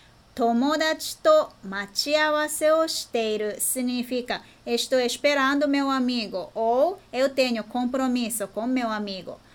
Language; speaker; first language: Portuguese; non-native, fluent; Japanese